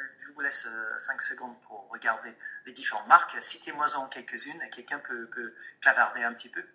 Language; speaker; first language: French; non-native, fluent; English